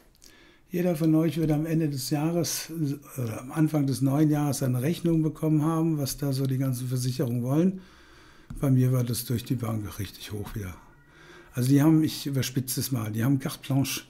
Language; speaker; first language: German; native; German